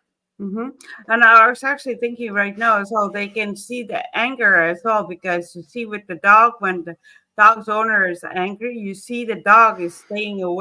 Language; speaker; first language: English; non-native, fluent; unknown